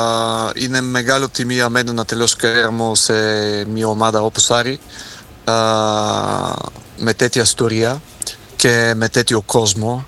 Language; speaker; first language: Greek; non-native, fluent; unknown